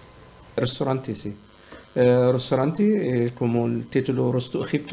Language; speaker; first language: Spanish; non-native, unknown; Arabic